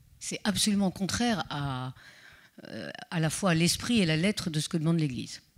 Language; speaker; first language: French; native; French